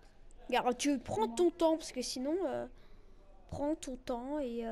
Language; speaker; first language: French; native; French